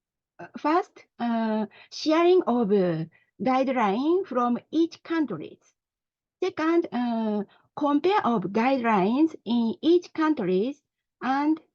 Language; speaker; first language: English; non-native, learner; Japanese